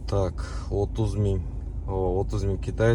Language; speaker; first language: Russian; non-native, local second language; Kyrgyz